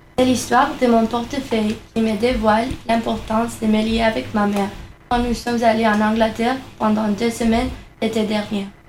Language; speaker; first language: French; non-native, learner; Spanish